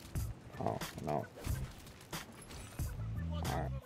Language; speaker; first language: English; native; English